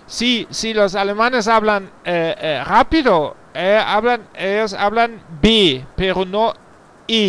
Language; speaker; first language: Spanish; non-native, learner; German